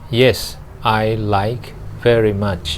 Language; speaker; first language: English; non-native, learner; Thai